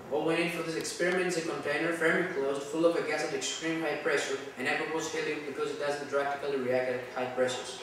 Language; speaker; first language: English; non-native, fluent; Greek